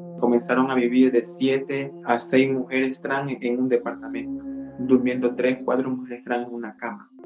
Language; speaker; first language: Spanish; native; Spanish